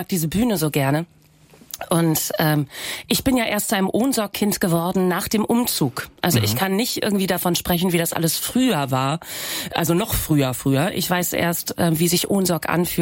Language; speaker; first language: German; non-native, local second language; Low German